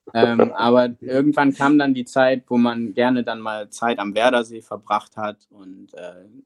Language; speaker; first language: German; native; German